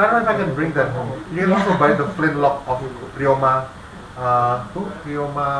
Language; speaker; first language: English; non-native, fluent; Indonesian